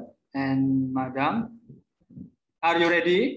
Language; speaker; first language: English; non-native, learner; Indonesian